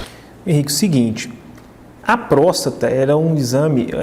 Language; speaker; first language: Portuguese; native; Portuguese